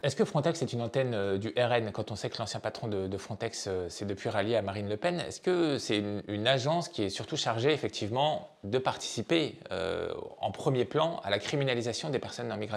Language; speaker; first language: French; native; French